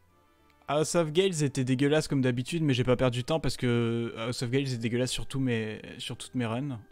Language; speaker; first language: French; native; French